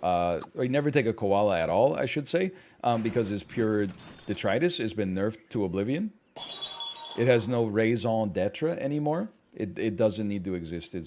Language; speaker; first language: English; native; English